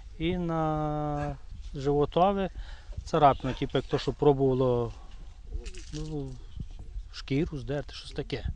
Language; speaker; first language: Ukrainian; native; Ukrainian